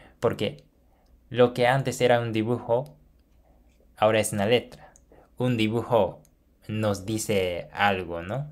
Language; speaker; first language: Spanish; non-native, fluent; Japanese